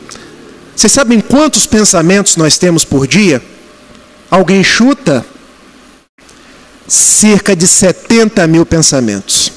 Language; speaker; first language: Portuguese; native; Portuguese